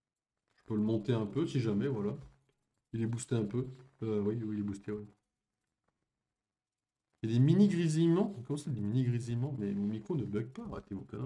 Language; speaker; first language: French; native; French